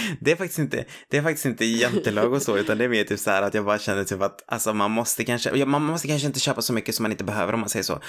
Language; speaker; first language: Swedish; early bilingual, other home language; Spanish